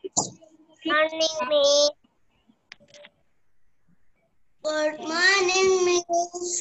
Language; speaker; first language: English; non-native, learner; Indonesian